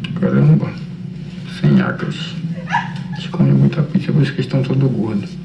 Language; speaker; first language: Portuguese; native; Portuguese